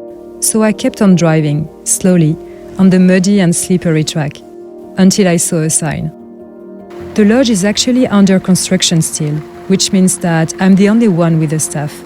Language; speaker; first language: English; non-native, fluent; French